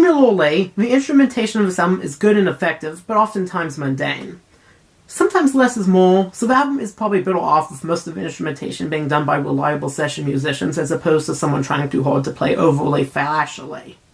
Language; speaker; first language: English; native; English